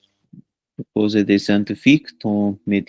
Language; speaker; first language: French; non-native, learner; Punjabi